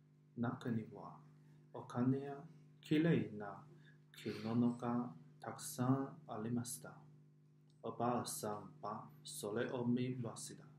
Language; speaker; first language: Japanese; non-native, learner; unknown